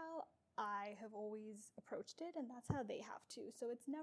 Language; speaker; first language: English; non-native, local second language; Urdu